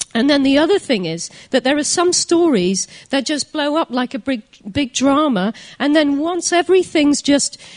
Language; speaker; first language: English; native; English